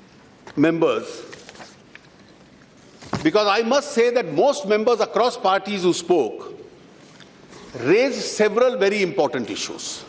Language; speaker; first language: English; non-native, local second language; Hindi